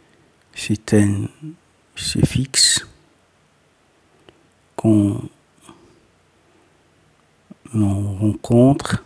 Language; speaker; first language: French; non-native, learner; Arabic